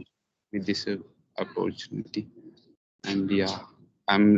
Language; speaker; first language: English; non-native, learner; Hindi